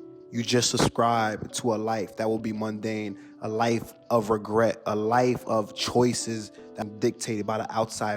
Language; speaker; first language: English; native; English